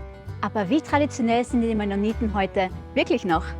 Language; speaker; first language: German; native; German